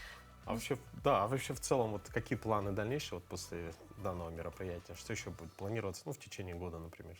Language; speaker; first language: Russian; native; Russian